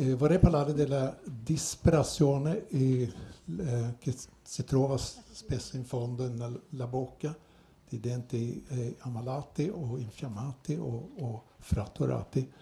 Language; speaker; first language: Italian; non-native, learner; Swedish